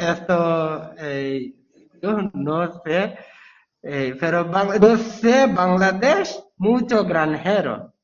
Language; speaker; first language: Spanish; non-native, learner; Bangla